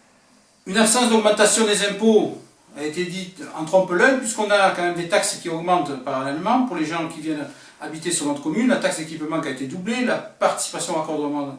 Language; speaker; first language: French; native; French